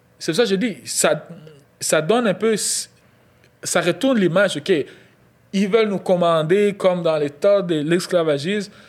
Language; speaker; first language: French; non-native, local second language; Lingala